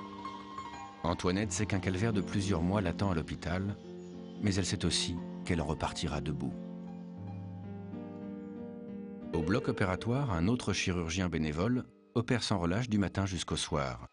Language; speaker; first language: French; native; French